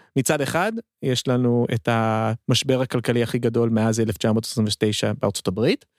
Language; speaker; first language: Hebrew; early bilingual, other home language; English